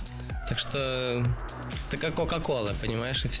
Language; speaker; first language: Russian; early bilingual, other home language; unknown